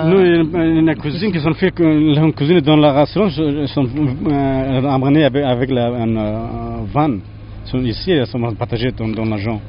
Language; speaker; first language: French; non-native, learner; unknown